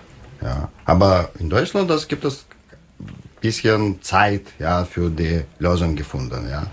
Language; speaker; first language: German; non-native, learner; Russian